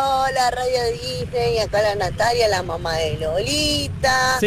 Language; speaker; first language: Spanish; native; Spanish